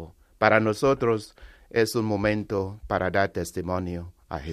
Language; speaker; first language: Spanish; non-native, learner; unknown